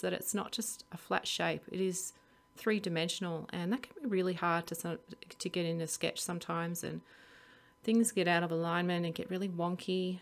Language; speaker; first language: English; native; English